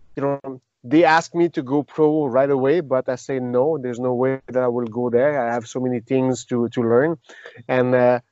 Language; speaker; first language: English; non-native, fluent; French